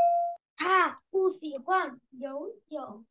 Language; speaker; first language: Chinese; non-native, learner; Vietnamese